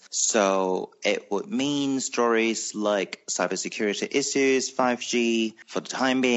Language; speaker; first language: English; non-native, local second language; Cantonese